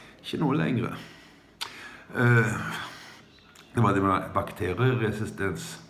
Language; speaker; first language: Norwegian; native; Norwegian